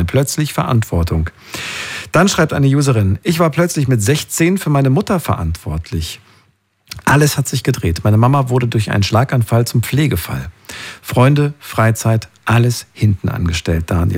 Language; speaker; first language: German; native; German